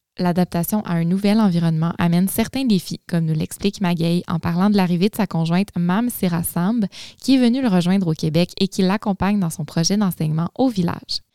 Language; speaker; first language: French; native; French